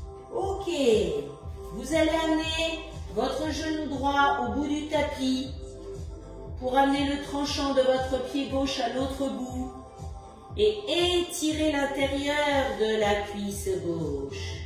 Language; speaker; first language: French; native; French